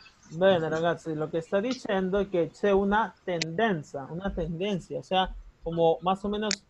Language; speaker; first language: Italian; non-native, learner; Spanish